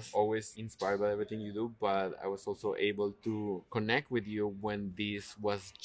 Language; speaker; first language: English; non-native, fluent; Spanish